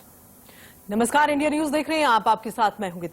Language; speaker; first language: Hindi; native; Hindi